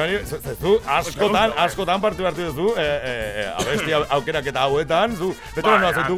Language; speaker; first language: Basque; native; Basque